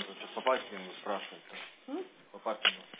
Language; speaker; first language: Russian; native; Russian